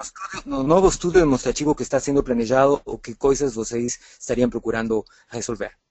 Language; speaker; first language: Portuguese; non-native, fluent; Spanish